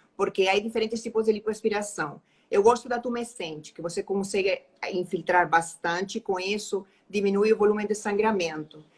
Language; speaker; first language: Portuguese; non-native, fluent; Spanish